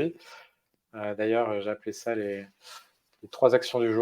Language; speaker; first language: French; native; French